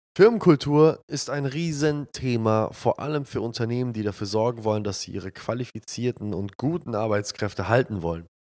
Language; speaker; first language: German; early bilingual, other home language; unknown